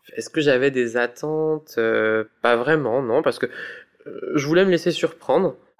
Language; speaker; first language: French; native; French